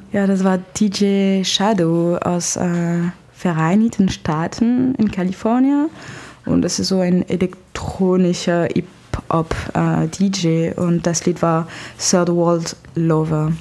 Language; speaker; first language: German; non-native, fluent; French